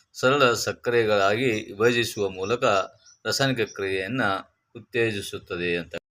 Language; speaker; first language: Kannada; native; Kannada